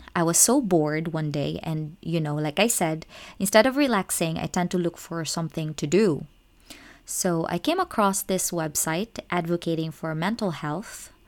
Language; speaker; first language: English; non-native, local second language; Cebuano